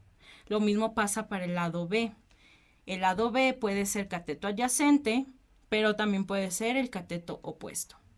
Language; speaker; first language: Spanish; native; Spanish